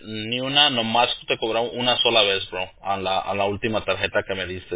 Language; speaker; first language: Spanish; early bilingual, heritage; Spanish